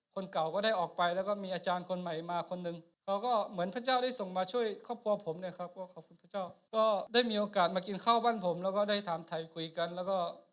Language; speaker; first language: Thai; non-native, local second language; Akha